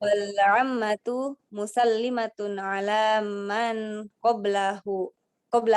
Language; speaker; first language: Arabic; non-native, learner; Indonesian